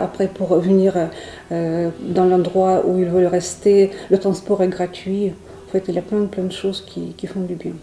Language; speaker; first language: French; non-native, fluent; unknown